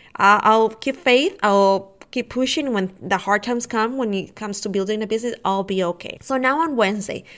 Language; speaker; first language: English; non-native, fluent; Spanish